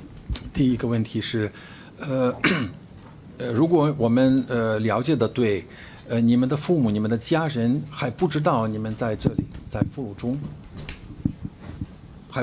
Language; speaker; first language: Chinese; non-native, fluent; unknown